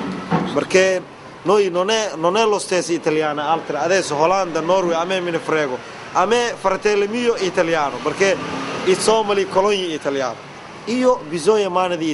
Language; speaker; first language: Italian; non-native, learner; Somali